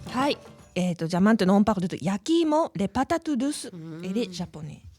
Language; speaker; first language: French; non-native, fluent; Japanese